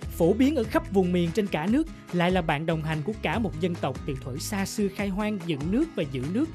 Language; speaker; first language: Vietnamese; native; Vietnamese